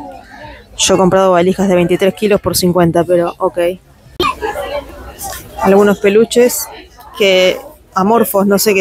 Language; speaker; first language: Spanish; native; Spanish